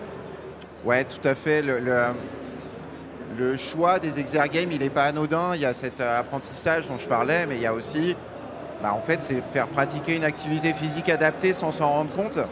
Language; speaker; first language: French; native; French